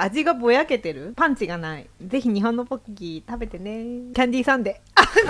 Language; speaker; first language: Japanese; native; Japanese